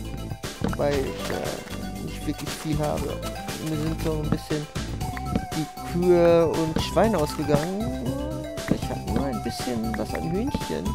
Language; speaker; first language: German; native; German